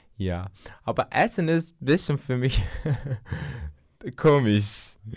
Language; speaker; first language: German; non-native, learner; Turkish